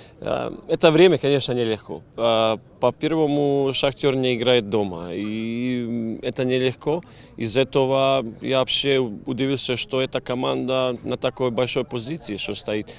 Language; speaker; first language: Russian; non-native, learner; Croatian